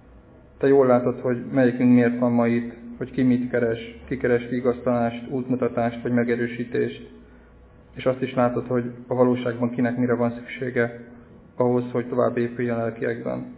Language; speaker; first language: Hungarian; native; Hungarian